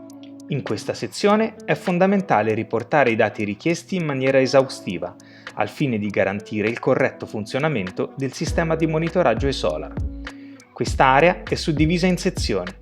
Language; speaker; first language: Italian; native; Italian